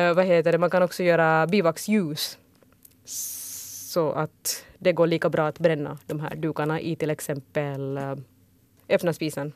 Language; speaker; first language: Swedish; early bilingual, other home language; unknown